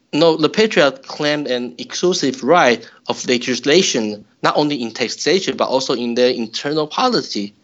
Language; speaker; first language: English; non-native, fluent; Chinese